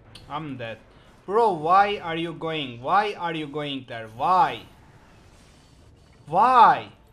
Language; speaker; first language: English; non-native, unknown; Turkish